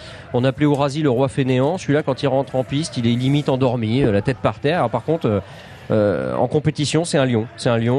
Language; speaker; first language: French; native; French